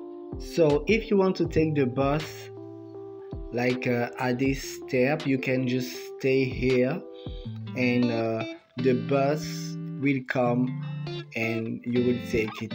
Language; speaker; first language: English; non-native, fluent; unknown